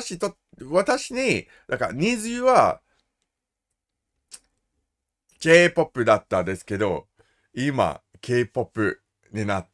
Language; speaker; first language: Japanese; non-native, learner; English